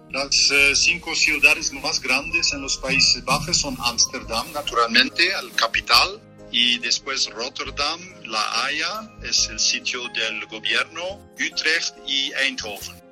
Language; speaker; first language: Spanish; non-native, fluent; Dutch